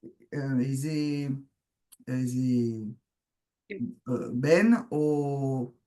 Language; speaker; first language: Hebrew; non-native, learner; French